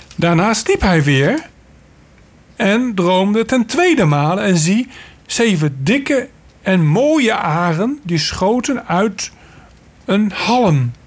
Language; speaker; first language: Dutch; native; Dutch